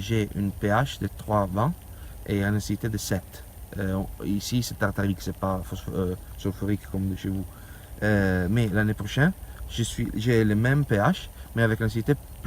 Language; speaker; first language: French; non-native, learner; Italian